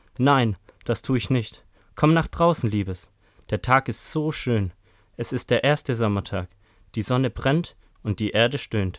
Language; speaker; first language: German; native; German